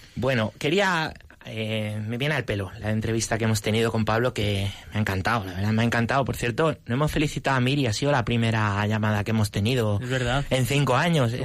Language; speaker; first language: Spanish; native; Spanish